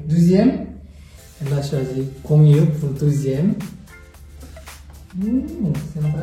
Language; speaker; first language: French; non-native, fluent; Korean